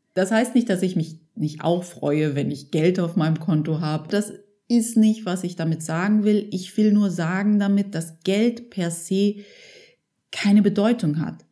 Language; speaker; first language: German; early bilingual, other home language; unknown